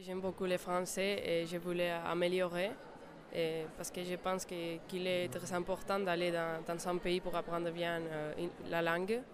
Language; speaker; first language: French; non-native, learner; Spanish